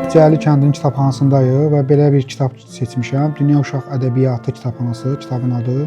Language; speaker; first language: Azerbaijani; native; Azerbaijani